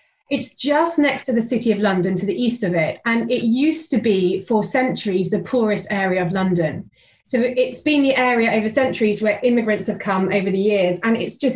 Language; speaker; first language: English; native; English